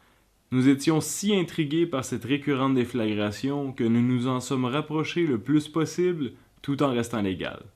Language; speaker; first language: French; native; French